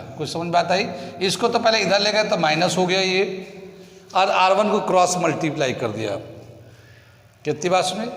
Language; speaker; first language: Hindi; native; Hindi